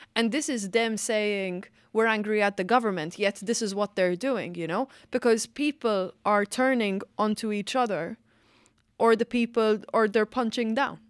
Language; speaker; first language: English; non-native, fluent; Maltese